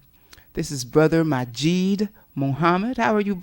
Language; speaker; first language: English; native; English